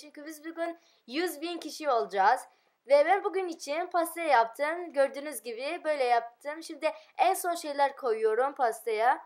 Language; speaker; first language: Turkish; non-native, fluent; Arabic